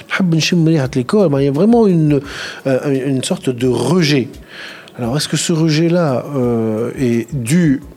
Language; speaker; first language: French; non-native, local second language; Arabic